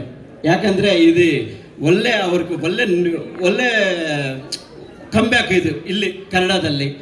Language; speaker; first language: Kannada; non-native, learner; Telugu